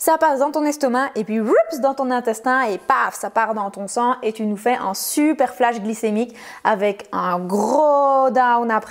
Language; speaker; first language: French; native; French